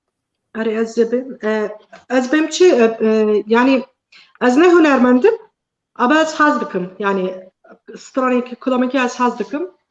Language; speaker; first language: Kurdish; non-native, local second language; Turkish